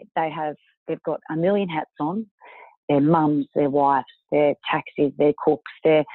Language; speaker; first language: English; native; English